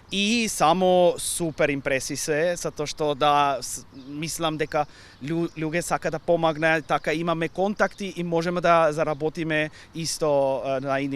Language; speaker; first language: Macedonian; non-native, learner; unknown